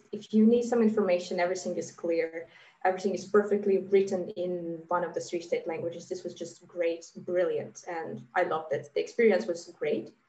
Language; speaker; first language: English; non-native, fluent; Latvian